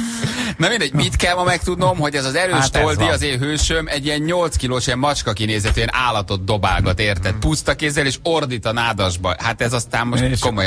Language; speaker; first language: Hungarian; native; Hungarian